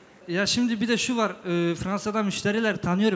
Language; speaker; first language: Turkish; native; Turkish